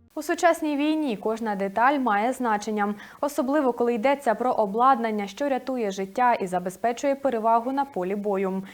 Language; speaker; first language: Ukrainian; native; Ukrainian